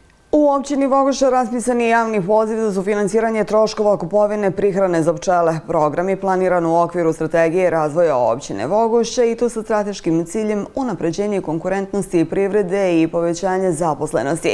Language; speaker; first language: Bosnian; native; Bosnian